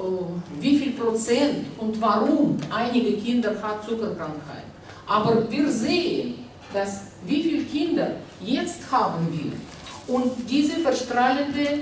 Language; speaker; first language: German; non-native, learner; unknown